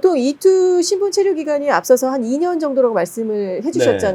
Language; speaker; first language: Korean; native; Korean